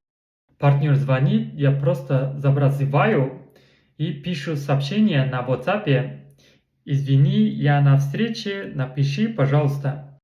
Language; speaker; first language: Russian; non-native, learner; Kazakh